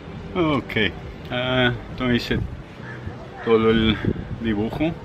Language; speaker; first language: Spanish; non-native, fluent; Portuguese